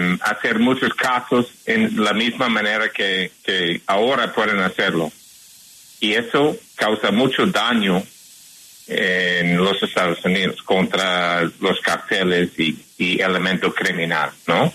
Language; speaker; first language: Spanish; non-native, fluent; English